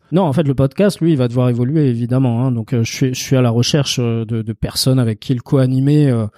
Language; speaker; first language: French; native; French